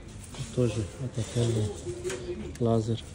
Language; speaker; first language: Russian; non-native, fluent; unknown